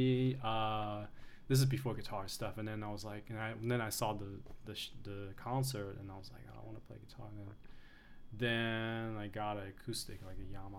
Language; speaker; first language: English; early bilingual, other home language; Chinese